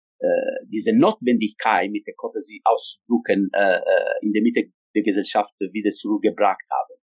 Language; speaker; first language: German; non-native, fluent; Italian